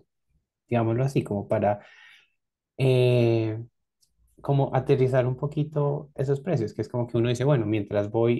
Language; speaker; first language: Spanish; native; Spanish